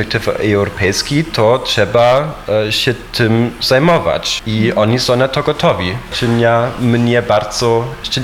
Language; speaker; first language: Polish; non-native, fluent; German